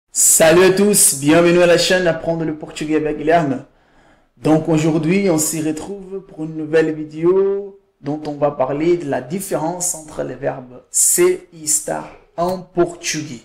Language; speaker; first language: French; non-native, fluent; Portuguese